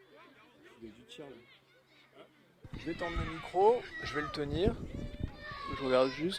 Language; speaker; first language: French; native; French